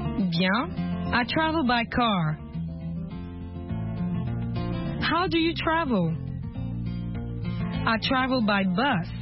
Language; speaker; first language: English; non-native, fluent; French